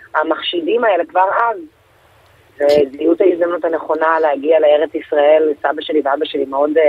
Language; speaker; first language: Hebrew; early bilingual, other home language; Russian